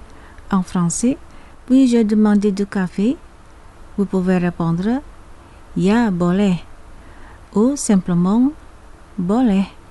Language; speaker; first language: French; non-native, fluent; Indonesian